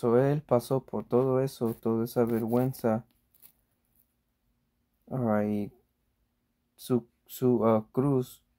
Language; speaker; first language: Spanish; early bilingual, heritage; Spanish